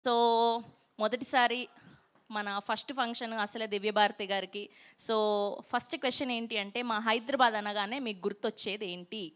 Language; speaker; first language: Telugu; native; Telugu